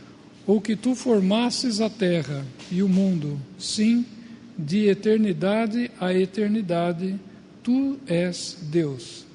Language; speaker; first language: Portuguese; native; Portuguese